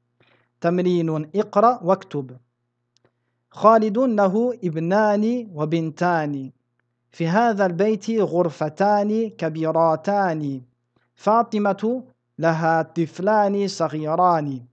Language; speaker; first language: Arabic; non-native, fluent; French